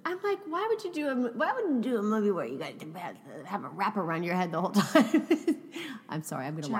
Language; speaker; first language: English; native; English